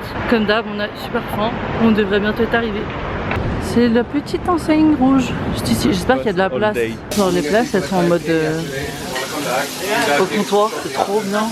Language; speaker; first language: French; native; French